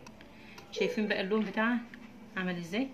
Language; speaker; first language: Arabic; native; Arabic